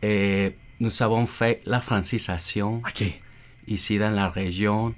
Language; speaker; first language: French; non-native, learner; Spanish